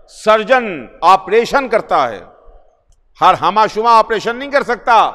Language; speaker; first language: Urdu; native; Urdu